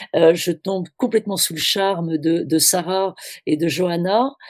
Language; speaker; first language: French; native; French